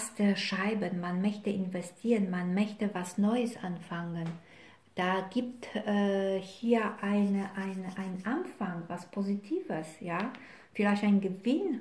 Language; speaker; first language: German; non-native, fluent; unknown